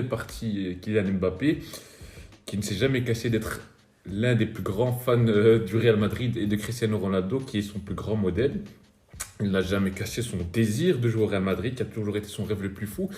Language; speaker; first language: French; native; French